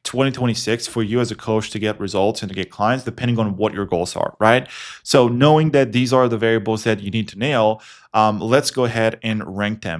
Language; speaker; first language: English; non-native, fluent; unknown